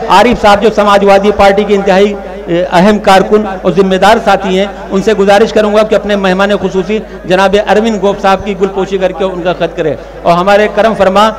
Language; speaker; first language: Urdu; native; Urdu